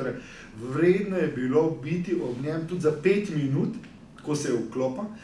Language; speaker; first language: Slovenian; native; Slovenian